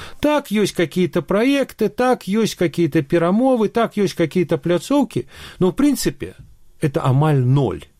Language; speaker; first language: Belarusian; non-native, local second language; Russian